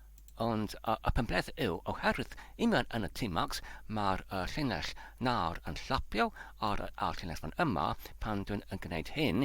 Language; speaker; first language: Welsh; non-native, learner; Polish